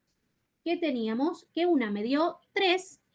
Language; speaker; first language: Spanish; native; Spanish